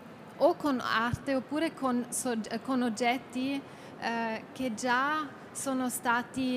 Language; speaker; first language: Italian; non-native, fluent; German